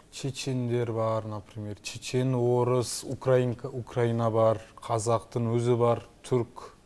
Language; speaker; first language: Kazakh; non-native, local second language; Turkish